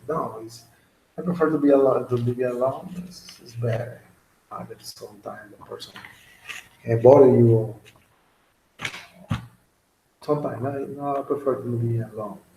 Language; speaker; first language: English; non-native, learner; Spanish